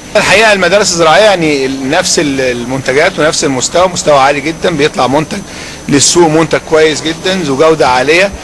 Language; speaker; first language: Egyptian Arabic; native; Egyptian Arabic